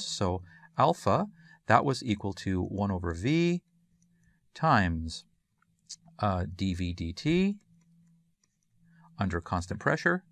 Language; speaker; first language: English; native; English